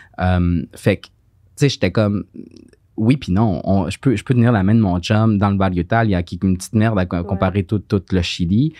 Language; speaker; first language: French; early bilingual, other home language; Spanish